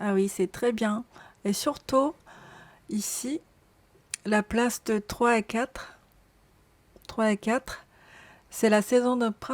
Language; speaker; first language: French; non-native, learner; Japanese